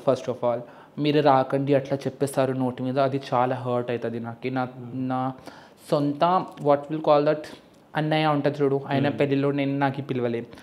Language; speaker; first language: Telugu; non-native, local second language; Urdu